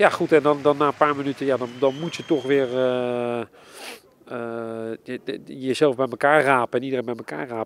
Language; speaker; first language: Dutch; native; Dutch